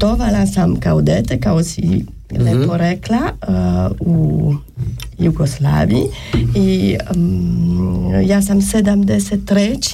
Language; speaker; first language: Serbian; non-native, learner; French